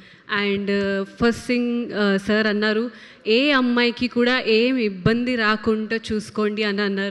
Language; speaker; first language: Telugu; non-native, local second language; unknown